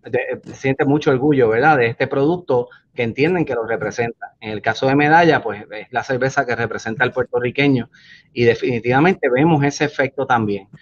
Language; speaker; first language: Spanish; native; Spanish